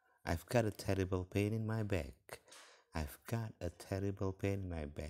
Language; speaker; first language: English; non-native, fluent; Indonesian